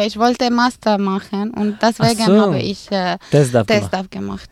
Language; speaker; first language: German; non-native, fluent; Arabic